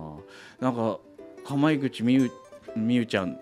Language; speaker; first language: Japanese; native; Japanese